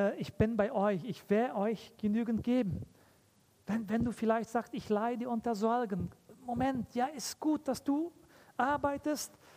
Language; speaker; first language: German; early bilingual, heritage; German